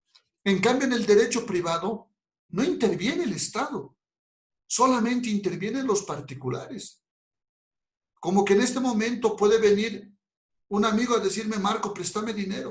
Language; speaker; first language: Spanish; native; Spanish